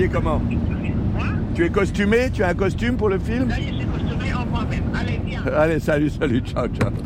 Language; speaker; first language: French; native; French